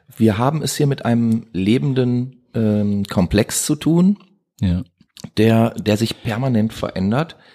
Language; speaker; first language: German; native; German